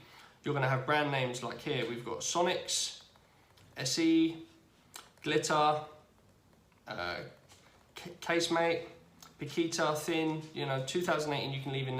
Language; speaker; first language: English; native; English